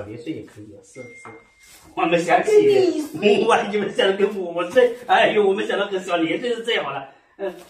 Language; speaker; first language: Chinese; native; Chinese